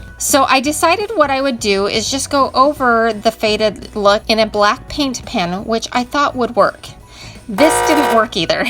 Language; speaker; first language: English; native; English